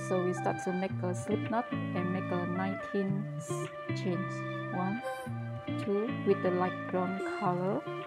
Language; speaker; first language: English; non-native, learner; Indonesian